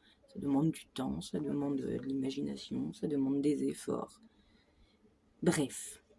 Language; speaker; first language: French; native; French